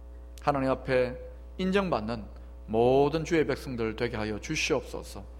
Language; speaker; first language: Korean; native; Korean